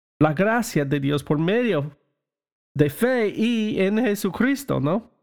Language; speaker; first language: Spanish; non-native, learner; English